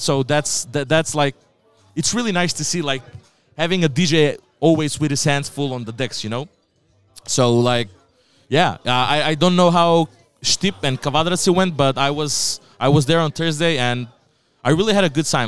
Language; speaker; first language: English; non-native, fluent; Macedonian